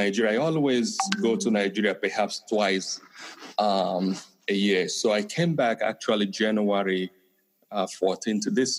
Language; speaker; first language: English; non-native, local second language; Igbo